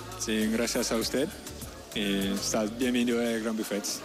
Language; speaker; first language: Spanish; non-native, learner; French